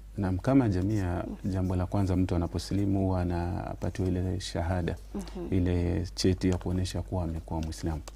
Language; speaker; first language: Swahili; non-native, local second language; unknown